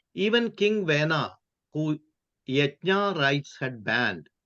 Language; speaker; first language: English; non-native, local second language; Malayalam